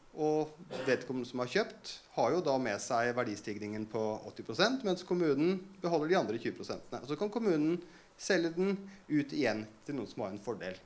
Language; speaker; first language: Norwegian; native; Norwegian